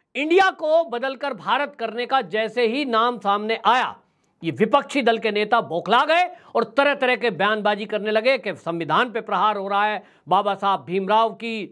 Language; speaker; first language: Hindi; native; Hindi